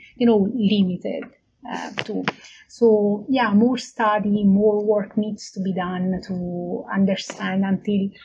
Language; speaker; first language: English; non-native, fluent; Italian